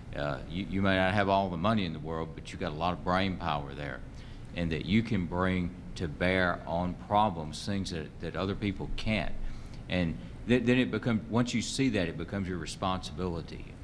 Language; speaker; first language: English; native; English